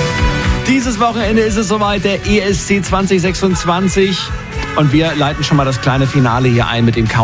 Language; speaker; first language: German; native; German